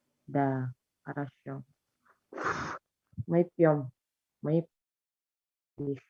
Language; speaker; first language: Russian; non-native, fluent; Indonesian